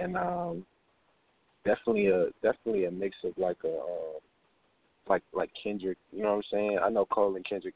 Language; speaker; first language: English; native; English